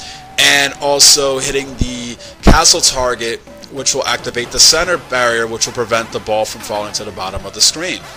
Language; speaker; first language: English; native; English